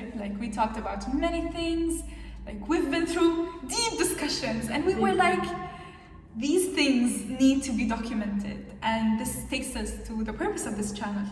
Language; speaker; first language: English; non-native, fluent; Arabic